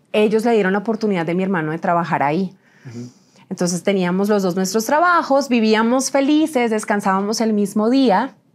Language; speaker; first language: Spanish; native; Spanish